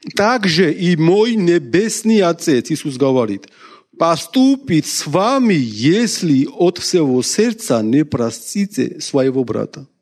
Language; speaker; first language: Russian; non-native, local second language; Georgian